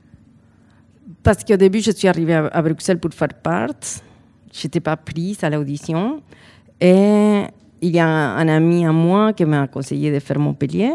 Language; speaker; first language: French; non-native, fluent; Spanish